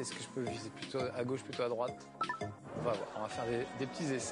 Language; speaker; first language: French; native; French